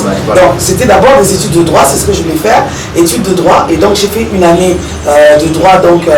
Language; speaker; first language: French; early bilingual, other home language; Lingala